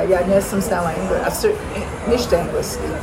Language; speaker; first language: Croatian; early bilingual, heritage; Serbian